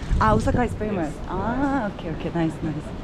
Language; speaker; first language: English; non-native, learner; Korean